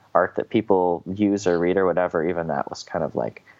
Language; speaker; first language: English; native; English